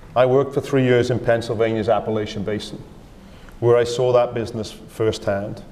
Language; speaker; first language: English; native; English